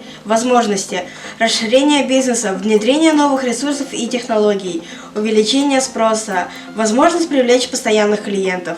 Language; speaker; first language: Russian; non-native, local second language; Yakut